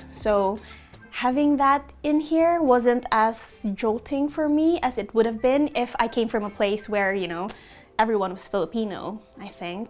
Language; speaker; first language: English; non-native, local second language; Hiligaynon